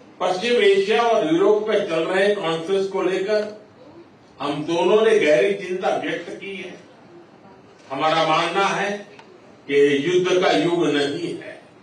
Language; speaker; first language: Hindi; non-native, local second language; Gujarati